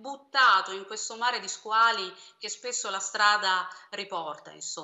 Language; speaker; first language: Italian; native; Italian